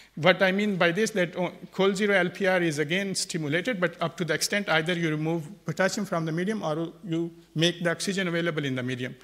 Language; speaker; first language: English; non-native, fluent; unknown